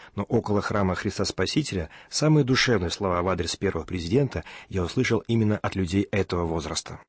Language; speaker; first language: Russian; native; Russian